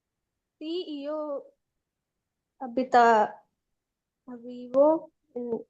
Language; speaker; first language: Italian; non-native, learner; Urdu